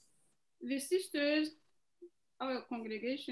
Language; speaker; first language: English; non-native, fluent; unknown